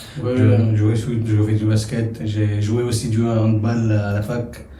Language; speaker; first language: French; non-native, local second language; Arabic